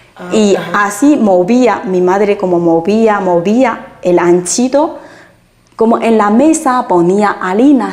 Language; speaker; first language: Spanish; non-native, fluent; Chinese